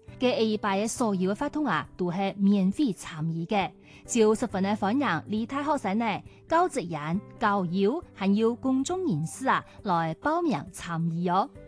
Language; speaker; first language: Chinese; non-native, local second language; Cantonese